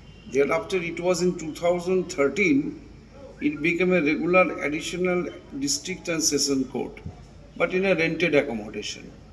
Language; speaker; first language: English; non-native, local second language; Bangla